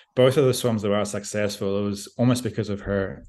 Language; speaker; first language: English; native; English